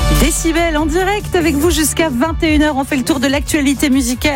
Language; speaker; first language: French; native; French